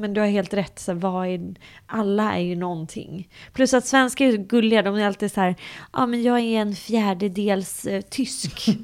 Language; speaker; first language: Swedish; early bilingual, other home language; English